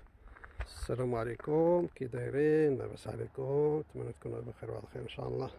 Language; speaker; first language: Arabic; native; Arabic